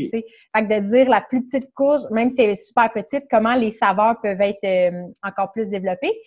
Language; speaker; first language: French; native; French